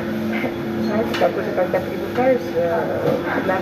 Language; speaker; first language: Russian; native; Russian